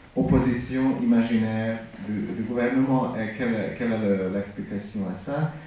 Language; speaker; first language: French; non-native, fluent; Hungarian